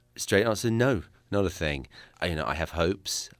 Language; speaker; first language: English; native; English